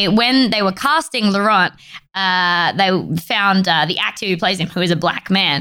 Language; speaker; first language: English; native; English